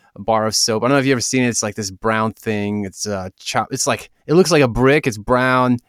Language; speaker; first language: English; early bilingual, other home language; Russian